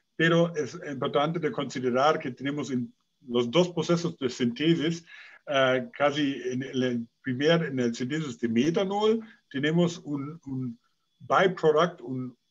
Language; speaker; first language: Spanish; non-native, fluent; German